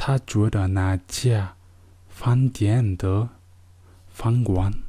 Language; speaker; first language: Chinese; non-native, learner; Mongolian